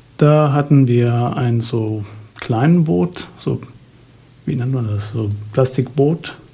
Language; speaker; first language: German; non-native, fluent; Arabic